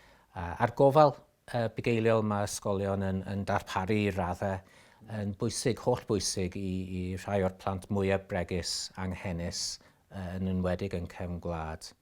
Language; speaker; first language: Welsh; native; Welsh